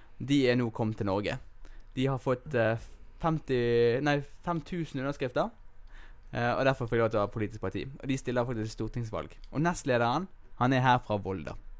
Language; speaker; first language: Norwegian; native; Norwegian